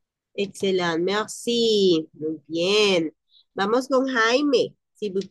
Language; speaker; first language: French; non-native, learner; Spanish